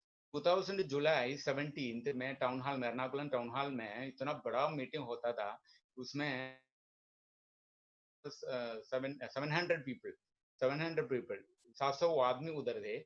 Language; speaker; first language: Hindi; non-native, local second language; Malayalam